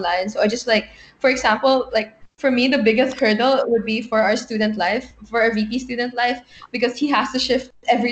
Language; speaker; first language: English; non-native, local second language; Filipino